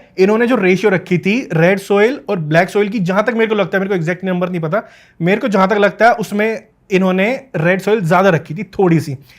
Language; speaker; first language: Hindi; native; Hindi